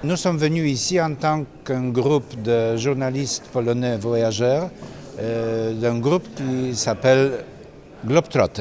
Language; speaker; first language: French; non-native, fluent; Polish